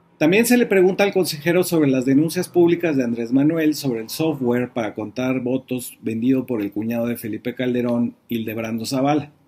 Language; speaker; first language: Spanish; native; Spanish